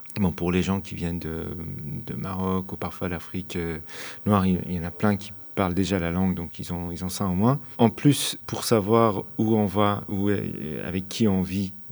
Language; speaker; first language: French; non-native, fluent; Persian